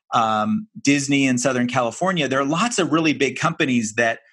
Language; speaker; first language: English; native; English